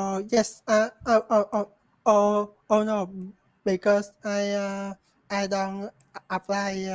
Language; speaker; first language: English; non-native, learner; Vietnamese